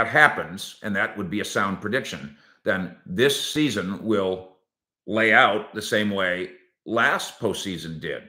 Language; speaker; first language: English; native; English